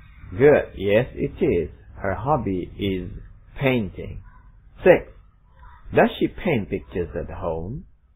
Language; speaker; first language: English; non-native, fluent; Indonesian